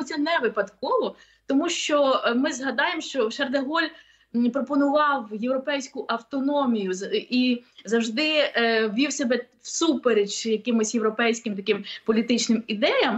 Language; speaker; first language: Ukrainian; native; Ukrainian